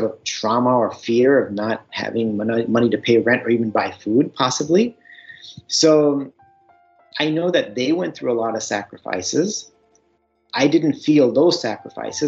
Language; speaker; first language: English; early bilingual, other home language; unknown